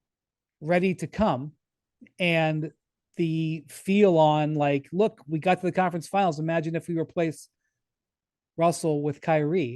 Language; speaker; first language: English; native; English